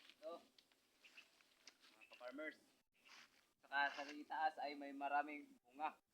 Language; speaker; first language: Filipino; non-native, local second language; Cebuano